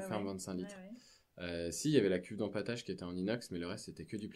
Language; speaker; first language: French; native; French